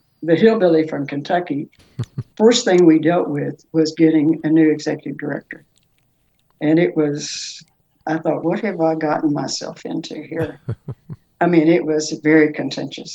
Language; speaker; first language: English; native; English